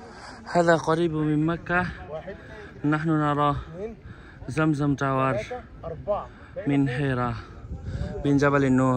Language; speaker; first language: Arabic; non-native, learner; Bangla